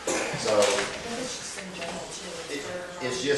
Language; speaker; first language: English; native; English